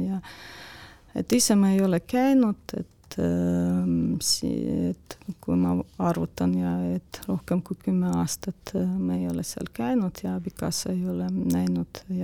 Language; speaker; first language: Estonian; non-native, local second language; Russian